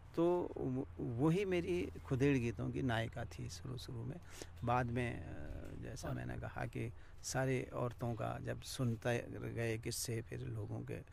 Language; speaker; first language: Hindi; non-native, local second language; Garhwali